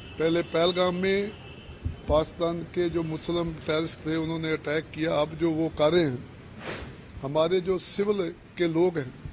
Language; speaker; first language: Hindi; non-native, local second language; Punjabi